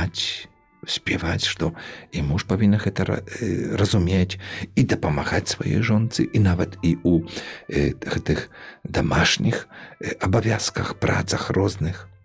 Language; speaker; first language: Polish; non-native, local second language; Belarusian